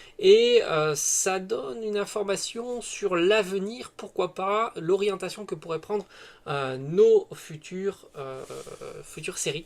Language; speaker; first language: French; native; French